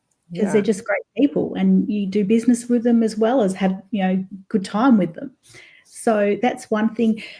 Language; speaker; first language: English; native; English